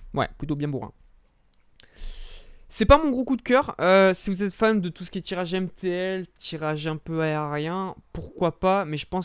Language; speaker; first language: French; native; French